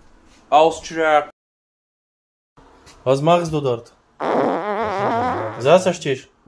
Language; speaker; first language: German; non-native, learner; Slovak